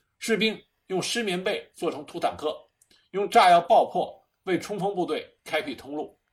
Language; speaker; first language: Chinese; native; Chinese